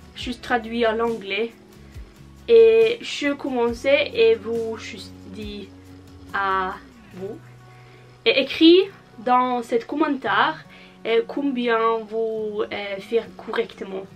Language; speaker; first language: French; non-native, learner; Norwegian